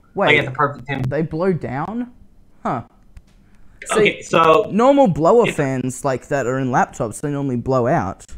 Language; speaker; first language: English; native; English